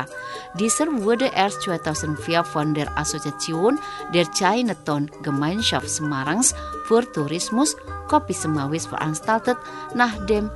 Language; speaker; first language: German; non-native, fluent; Indonesian